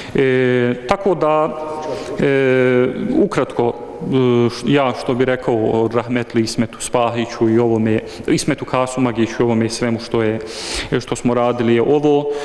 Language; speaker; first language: Bosnian; early bilingual, heritage; Bosnian